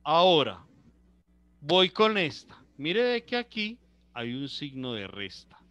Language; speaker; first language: Spanish; native; Spanish